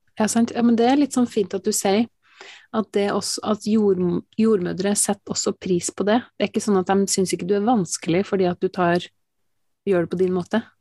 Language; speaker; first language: Norwegian; native; Norwegian